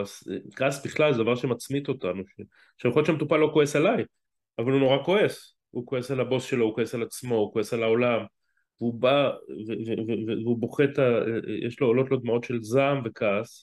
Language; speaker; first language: Hebrew; native; Hebrew